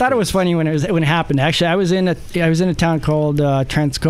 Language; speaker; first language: English; native; English